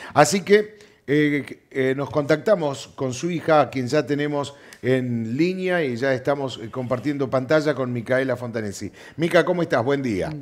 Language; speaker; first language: Spanish; native; Spanish